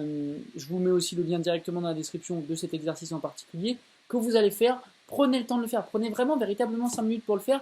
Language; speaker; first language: French; native; French